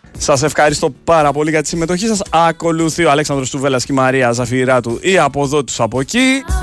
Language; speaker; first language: Greek; native; Greek